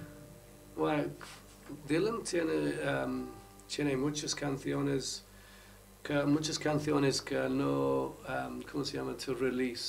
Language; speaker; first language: Spanish; non-native, learner; English